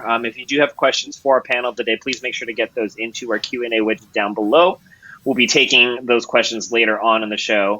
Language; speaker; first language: English; native; English